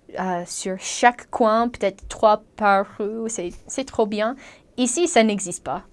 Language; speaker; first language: French; non-native, fluent; English